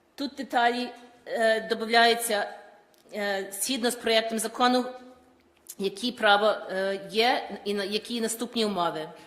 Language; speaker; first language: Ukrainian; early bilingual, heritage; Ukrainian